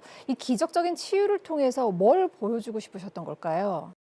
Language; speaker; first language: Korean; native; Korean